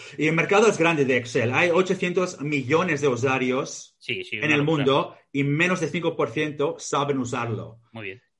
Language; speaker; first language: Spanish; non-native, fluent; English